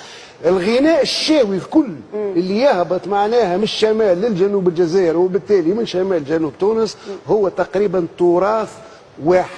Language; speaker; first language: Arabic; native; Arabic